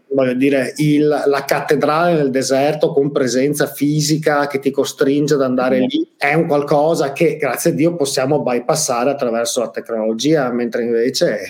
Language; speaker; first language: Italian; native; Italian